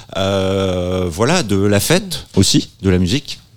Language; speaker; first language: French; native; French